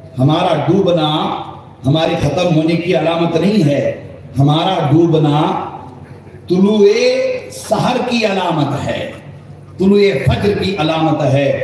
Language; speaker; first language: Urdu; native; Urdu